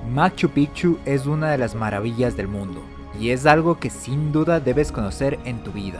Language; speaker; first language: Spanish; native; Spanish